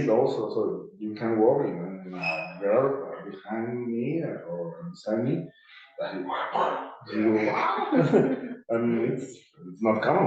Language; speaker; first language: English; non-native, learner; Spanish